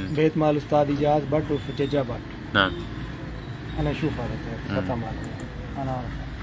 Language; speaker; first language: Arabic; non-native, fluent; Urdu